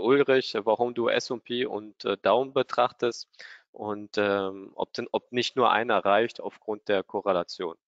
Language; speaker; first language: German; native; German